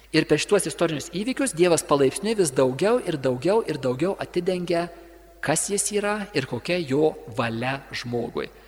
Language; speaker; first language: Lithuanian; native; Lithuanian